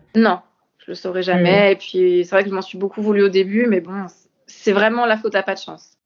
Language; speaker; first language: French; native; French